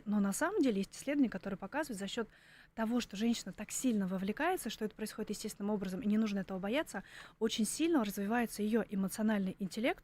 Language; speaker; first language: Russian; native; Russian